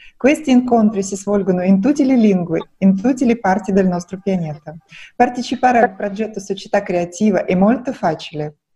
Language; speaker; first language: Italian; non-native, fluent; Russian